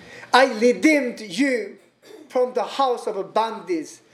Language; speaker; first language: English; non-native, learner; Korean